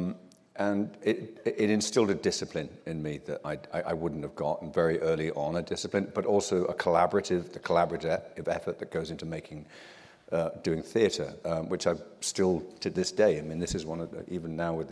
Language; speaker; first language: English; native; English